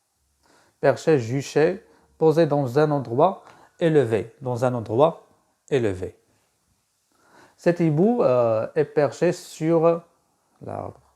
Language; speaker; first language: French; non-native, local second language; Arabic